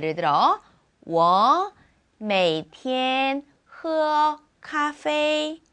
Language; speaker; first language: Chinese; non-native, fluent; Korean